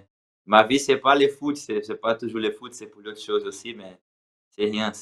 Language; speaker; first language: French; non-native, learner; Portuguese